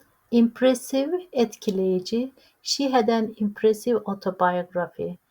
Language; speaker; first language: English; non-native, fluent; Turkish